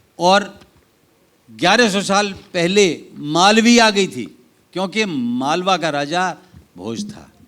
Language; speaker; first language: Hindi; native; Hindi